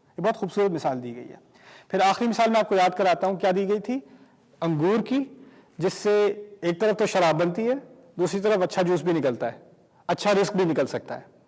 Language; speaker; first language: Urdu; early bilingual, heritage; Urdu